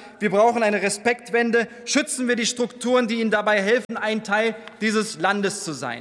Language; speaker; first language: German; early bilingual, other home language; Turkish